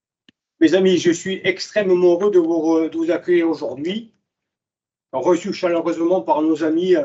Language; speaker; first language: French; native; French